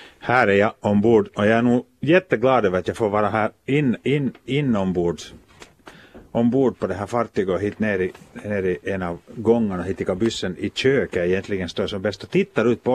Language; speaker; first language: Swedish; native; Swedish